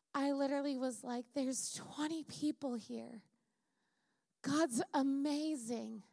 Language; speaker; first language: English; native; English